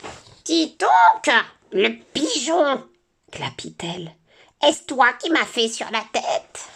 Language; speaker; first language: French; native; French